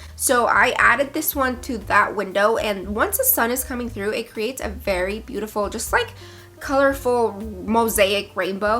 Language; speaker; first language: English; native; English